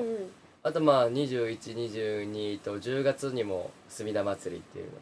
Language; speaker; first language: Japanese; native; Japanese